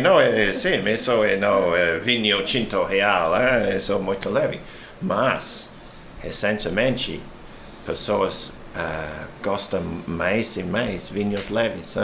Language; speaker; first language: Portuguese; non-native, learner; English